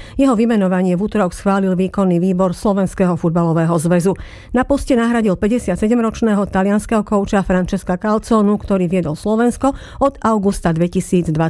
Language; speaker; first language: Slovak; native; Slovak